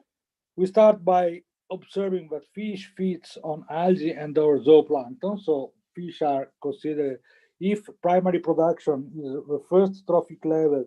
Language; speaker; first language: English; non-native, fluent; Italian